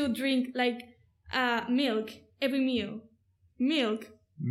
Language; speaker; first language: English; non-native, fluent; Spanish